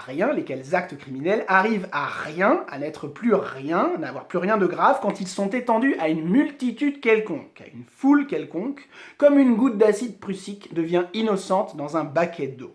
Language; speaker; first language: French; native; French